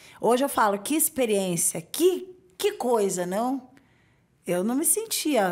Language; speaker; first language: Portuguese; native; Portuguese